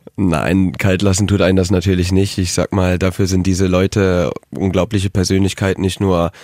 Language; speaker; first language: German; native; German